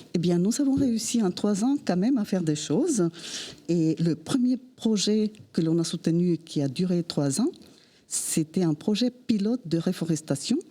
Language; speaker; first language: French; non-native, fluent; Spanish